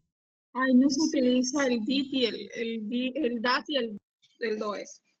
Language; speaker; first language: Spanish; native; Spanish